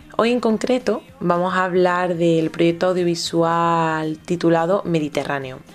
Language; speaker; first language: Spanish; native; Spanish